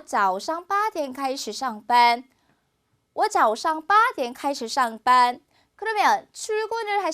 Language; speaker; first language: Chinese; non-native, fluent; Korean